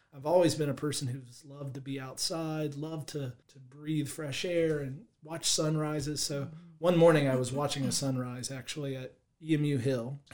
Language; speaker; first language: English; native; English